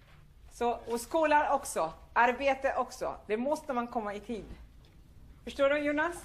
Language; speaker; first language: Swedish; non-native, fluent; Arabic